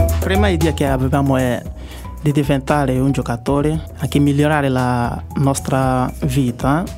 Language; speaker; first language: Italian; non-native, learner; Igbo